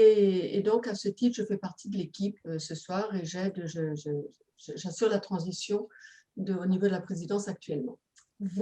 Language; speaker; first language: French; native; French